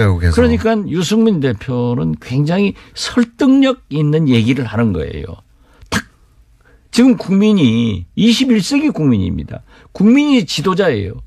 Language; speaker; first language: Korean; native; Korean